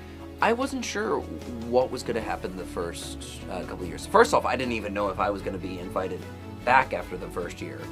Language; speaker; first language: English; native; English